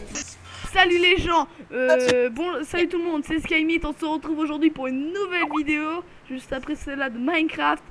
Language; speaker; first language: French; native; French